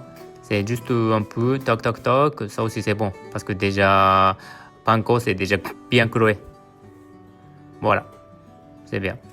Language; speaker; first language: French; non-native, learner; Japanese